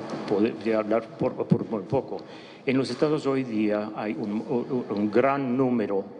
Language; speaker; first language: Spanish; non-native, fluent; English